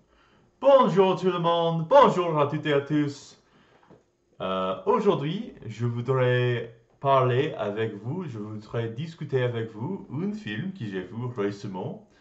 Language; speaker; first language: French; non-native, learner; English